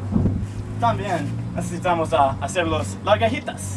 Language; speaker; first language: Spanish; non-native, learner; English